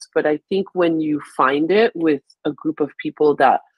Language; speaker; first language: English; early bilingual, other home language; Haitian Creole